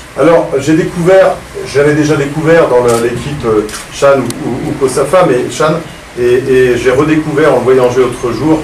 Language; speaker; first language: French; native; French